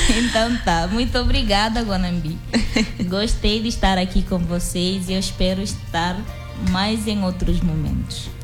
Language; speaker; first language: Portuguese; non-native, local second language; Upper Guinea Crioulo